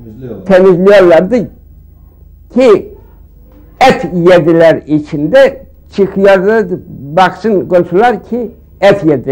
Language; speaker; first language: Turkish; early bilingual, heritage; Turkish